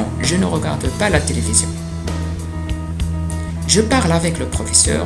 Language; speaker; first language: French; non-native, fluent; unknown